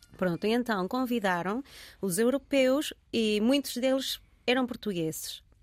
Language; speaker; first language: Portuguese; early bilingual, heritage; Portuguese